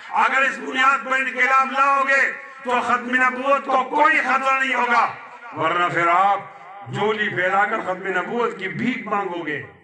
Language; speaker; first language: Urdu; non-native, local second language; Pashto